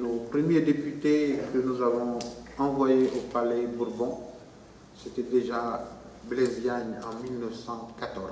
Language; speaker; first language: French; non-native, local second language; Wolof